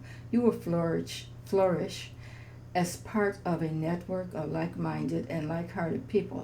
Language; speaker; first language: English; native; English